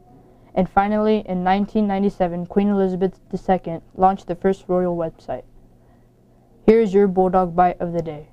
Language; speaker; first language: English; native; English